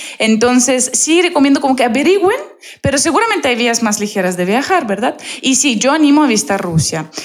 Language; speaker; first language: Spanish; non-native, fluent; Russian